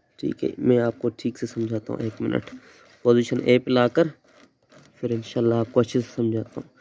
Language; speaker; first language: Urdu; non-native, local second language; Sindhi